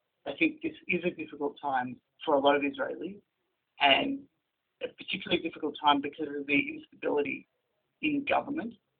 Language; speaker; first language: English; native; English